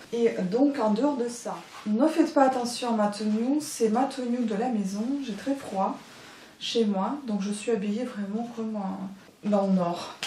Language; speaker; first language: French; non-native, fluent; Ukrainian